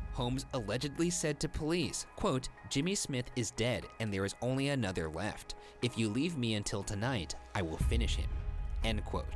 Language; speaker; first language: English; native; English